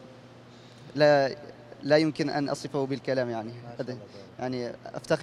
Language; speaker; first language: Arabic; non-native, fluent; Russian